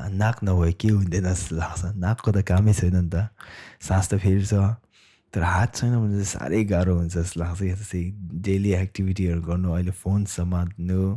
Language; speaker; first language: Nepali; non-native, local second language; Tibetan